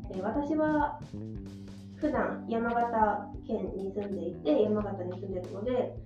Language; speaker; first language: Japanese; native; Japanese